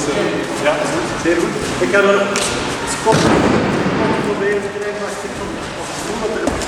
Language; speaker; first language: Dutch; non-native, learner; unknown